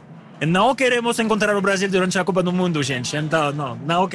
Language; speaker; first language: Portuguese; non-native, fluent; French